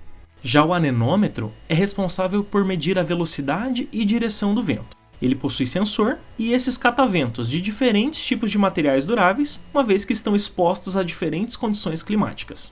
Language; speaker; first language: Portuguese; native; Portuguese